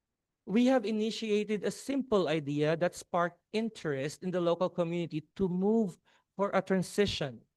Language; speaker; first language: English; non-native, fluent; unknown